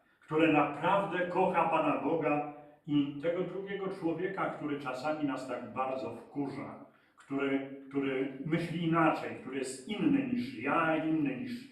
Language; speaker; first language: Polish; native; Polish